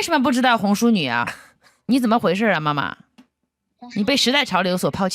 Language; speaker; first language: Chinese; native; Chinese